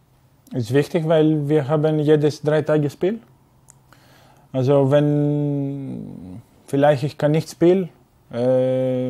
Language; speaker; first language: German; non-native, learner; Greek